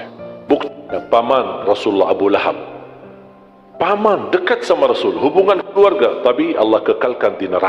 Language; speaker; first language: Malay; non-native, fluent; Arabic